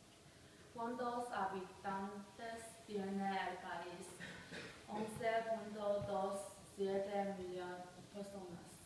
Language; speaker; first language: Spanish; non-native, learner; English